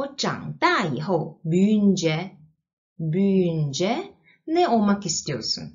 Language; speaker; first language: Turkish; non-native, fluent; Chinese